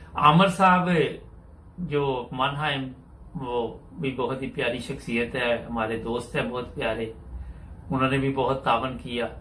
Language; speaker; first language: Urdu; non-native, local second language; Punjabi